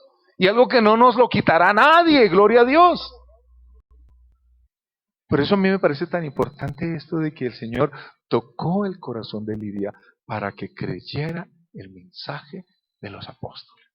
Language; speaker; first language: Spanish; native; Spanish